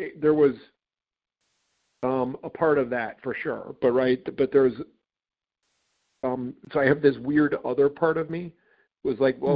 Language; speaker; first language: English; native; English